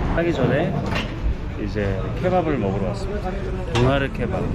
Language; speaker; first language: Korean; native; Korean